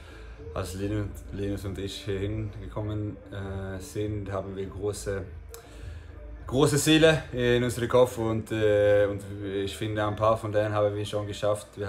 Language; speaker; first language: German; non-native, fluent; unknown